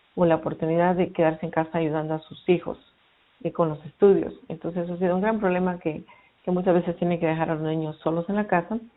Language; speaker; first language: Spanish; native; Spanish